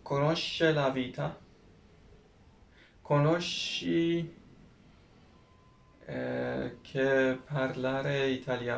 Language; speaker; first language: Italian; non-native, learner; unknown